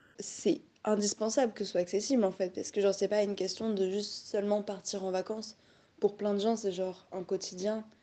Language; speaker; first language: French; native; French